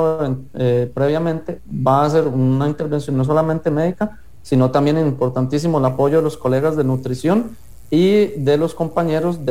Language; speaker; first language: Spanish; native; Spanish